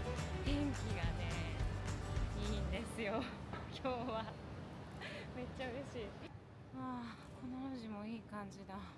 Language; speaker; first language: Japanese; native; Japanese